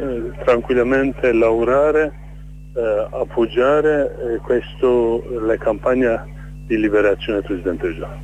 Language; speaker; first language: Italian; non-native, fluent; Kurdish